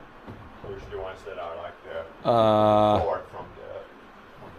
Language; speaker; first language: English; non-native, fluent; Swedish